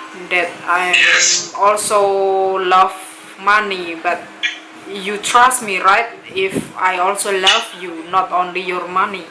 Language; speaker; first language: English; non-native, local second language; Indonesian